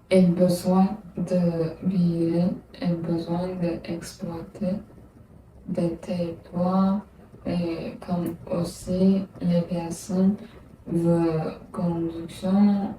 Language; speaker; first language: French; non-native, learner; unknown